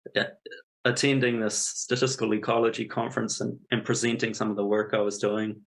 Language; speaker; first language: English; native; English